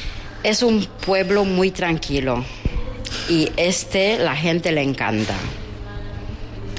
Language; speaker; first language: Spanish; non-native, learner; Romanian